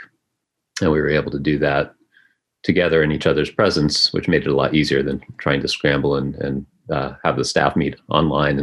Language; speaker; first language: English; native; English